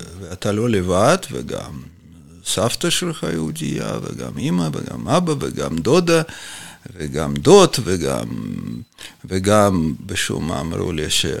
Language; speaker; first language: Hebrew; non-native, fluent; Russian